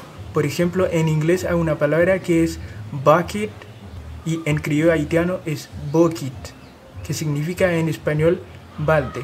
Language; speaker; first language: Spanish; non-native, fluent; Haitian Creole